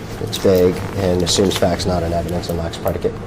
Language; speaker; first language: English; native; English